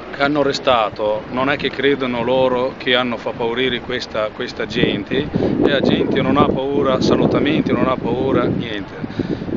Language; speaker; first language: Italian; non-native, learner; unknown